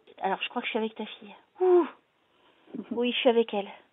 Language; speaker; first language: French; native; French